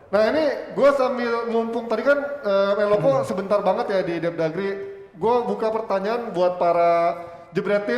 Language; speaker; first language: Indonesian; native; Indonesian